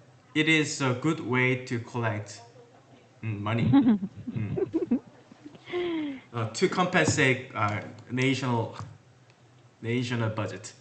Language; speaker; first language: English; non-native, learner; Korean